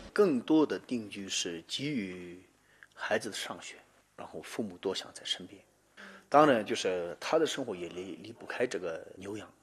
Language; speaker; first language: Chinese; non-native, local second language; Tibetan